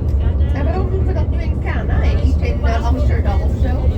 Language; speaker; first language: Dutch; non-native, fluent; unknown